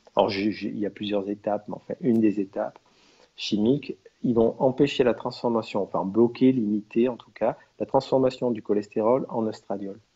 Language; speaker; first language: French; native; French